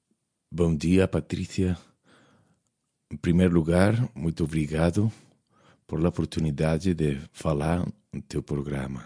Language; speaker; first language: Portuguese; non-native, learner; Spanish